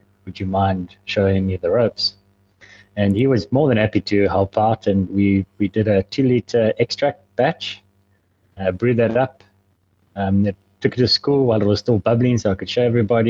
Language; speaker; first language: English; native; English